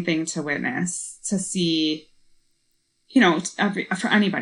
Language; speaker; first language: English; native; English